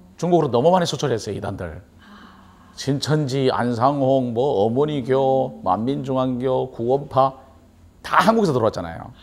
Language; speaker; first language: Korean; native; Korean